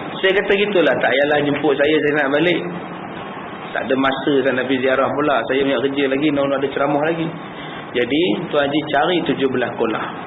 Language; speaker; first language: Malay; native; Malay